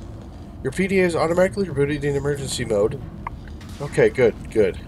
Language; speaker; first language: English; native; English